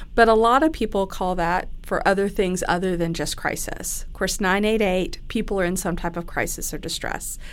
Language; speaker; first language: English; native; English